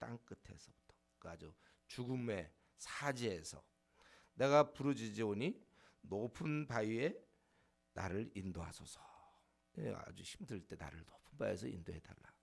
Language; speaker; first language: Korean; native; Korean